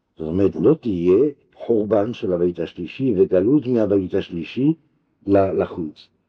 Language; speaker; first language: Hebrew; non-native, fluent; French